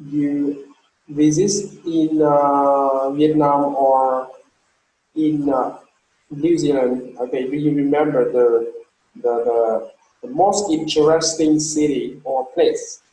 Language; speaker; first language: English; non-native, learner; Vietnamese